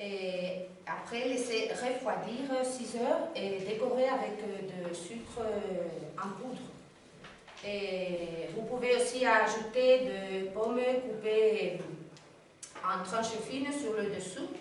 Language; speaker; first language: French; non-native, learner; Spanish